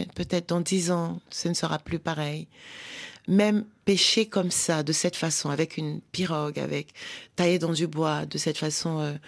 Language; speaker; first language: French; native; French